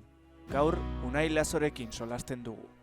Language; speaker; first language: Basque; native; Basque